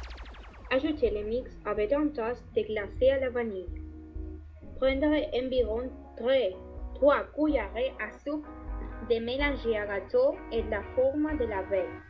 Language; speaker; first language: French; non-native, learner; Spanish